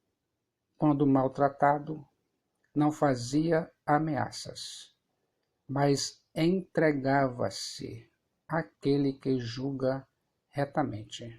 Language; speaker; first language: Portuguese; native; Portuguese